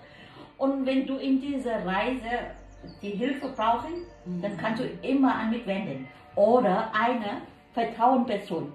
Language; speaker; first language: German; non-native, learner; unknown